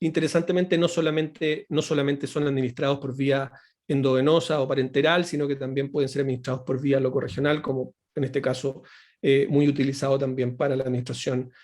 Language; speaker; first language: Spanish; native; Spanish